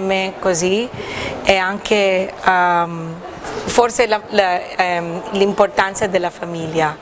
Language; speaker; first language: Italian; non-native, learner; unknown